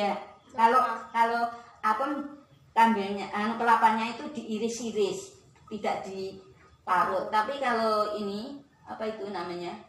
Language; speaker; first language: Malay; non-native, local second language; Javanese